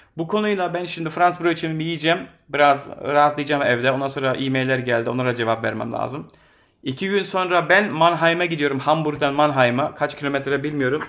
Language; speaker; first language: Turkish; early bilingual, heritage; Turkish